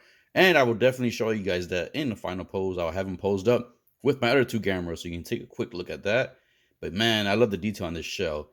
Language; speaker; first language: English; native; English